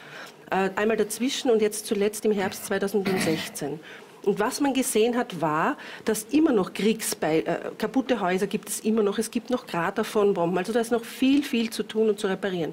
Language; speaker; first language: German; native; German